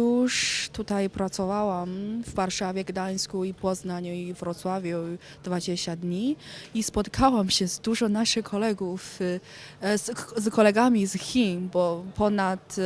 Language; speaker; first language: Polish; non-native, learner; Chinese